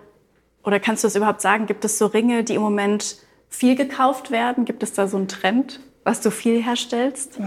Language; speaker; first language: German; native; German